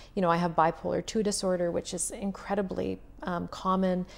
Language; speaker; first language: English; native; English